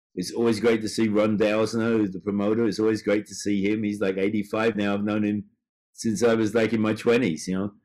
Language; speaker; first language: English; native; English